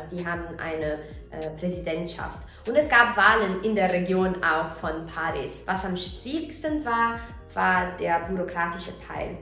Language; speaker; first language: German; non-native, fluent; Italian